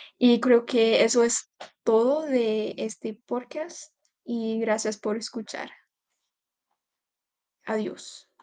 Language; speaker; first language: Spanish; non-native, learner; English